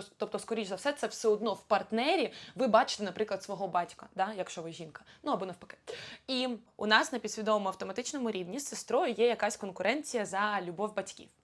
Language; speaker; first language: Ukrainian; non-native, local second language; Russian